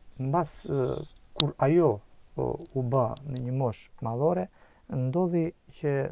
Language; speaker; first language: Albanian; non-native, local second language; Macedonian